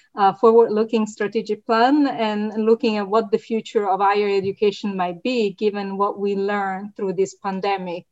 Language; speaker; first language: English; non-native, fluent; Italian